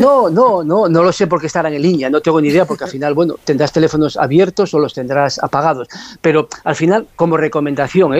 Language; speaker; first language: Spanish; native; Spanish